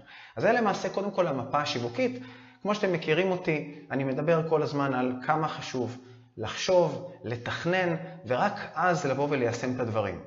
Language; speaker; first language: Hebrew; native; Hebrew